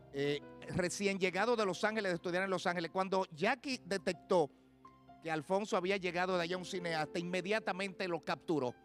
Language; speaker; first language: Spanish; native; Spanish